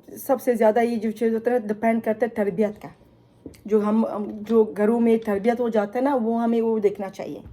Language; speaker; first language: Urdu; non-native, local second language; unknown